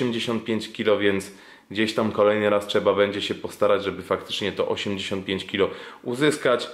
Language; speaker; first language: Polish; native; Polish